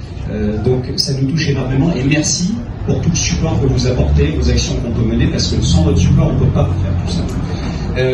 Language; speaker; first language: French; native; French